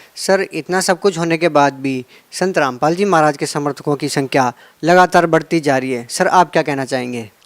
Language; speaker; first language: Hindi; native; Hindi